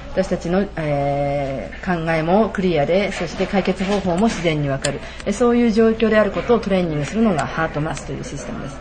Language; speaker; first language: Japanese; native; Japanese